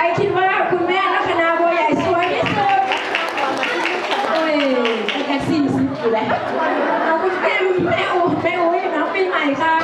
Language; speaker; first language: Thai; native; Thai